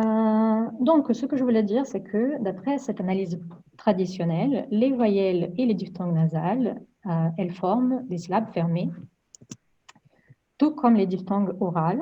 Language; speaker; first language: French; non-native, fluent; Portuguese